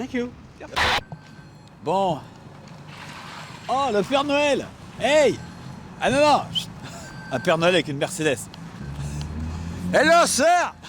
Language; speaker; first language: French; native; French